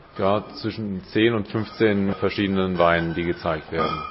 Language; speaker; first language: German; native; German